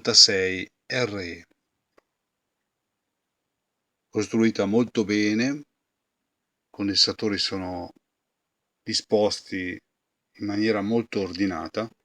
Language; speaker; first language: Italian; native; Italian